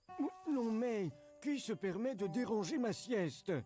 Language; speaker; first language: French; non-native, fluent; Uzbek